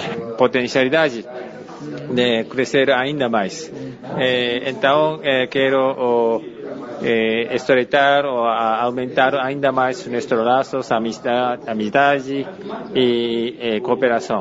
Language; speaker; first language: Portuguese; non-native, learner; Japanese